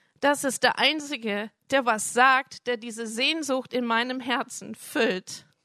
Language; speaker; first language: German; non-native, fluent; English